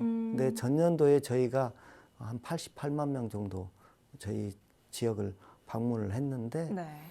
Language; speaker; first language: Korean; native; Korean